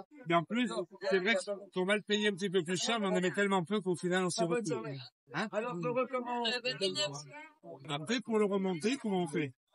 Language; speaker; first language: French; native; French